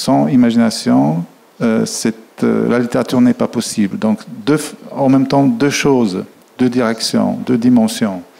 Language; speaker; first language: French; non-native, fluent; Polish